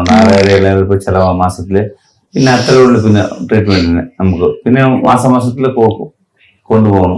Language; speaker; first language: Malayalam; non-native, local second language; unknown